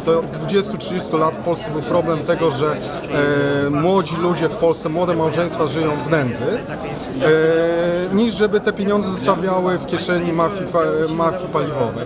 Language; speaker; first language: Polish; native; Polish